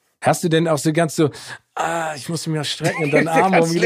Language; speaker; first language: German; native; German